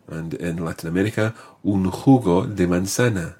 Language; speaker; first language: Spanish; non-native, fluent; English